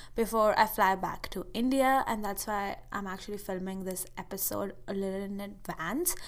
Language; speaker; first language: English; non-native, local second language; Hindi